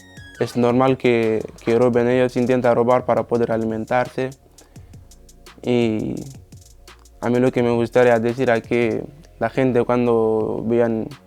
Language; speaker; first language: Spanish; non-native, fluent; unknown